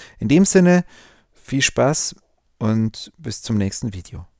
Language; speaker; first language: German; native; German